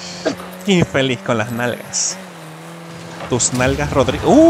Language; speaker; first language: Spanish; native; Spanish